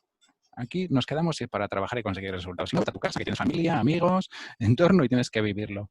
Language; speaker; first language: Spanish; native; Spanish